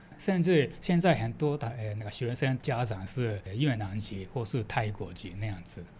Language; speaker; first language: Chinese; non-native, fluent; Japanese